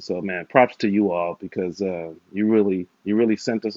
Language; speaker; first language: English; native; English